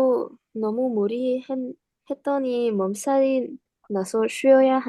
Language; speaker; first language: Korean; non-native, learner; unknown